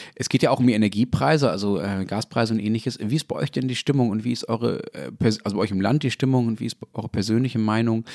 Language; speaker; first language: German; native; German